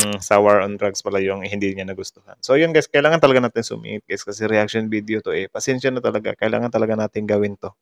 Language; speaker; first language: Filipino; native; Filipino